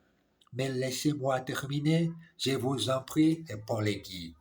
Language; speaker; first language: French; non-native, learner; English